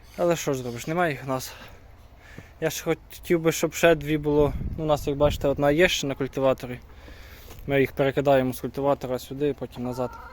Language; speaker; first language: Ukrainian; native; Ukrainian